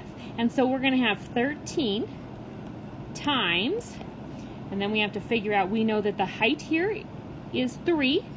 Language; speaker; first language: English; native; English